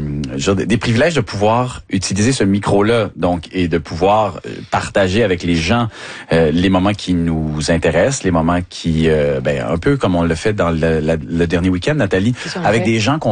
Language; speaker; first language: French; native; French